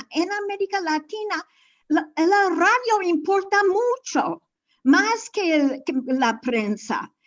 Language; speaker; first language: Spanish; non-native, fluent; English